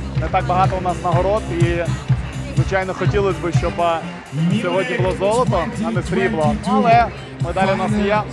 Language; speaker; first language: Ukrainian; native; Ukrainian